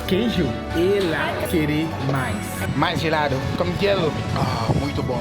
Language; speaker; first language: Portuguese; non-native, learner; French